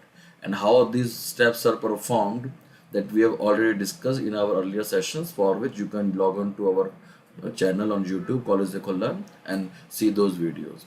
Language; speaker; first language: English; non-native, local second language; Hindi